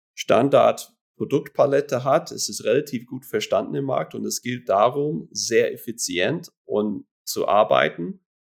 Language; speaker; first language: German; non-native, fluent; English